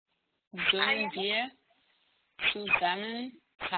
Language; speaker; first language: German; non-native, learner; Hebrew